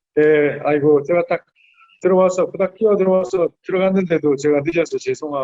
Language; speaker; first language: Korean; native; Korean